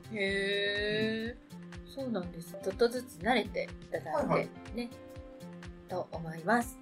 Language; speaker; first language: Japanese; native; Japanese